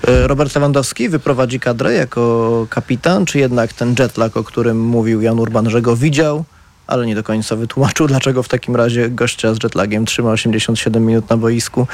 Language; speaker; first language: Polish; native; Polish